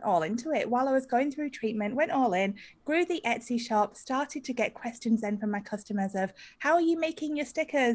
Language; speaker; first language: English; native; English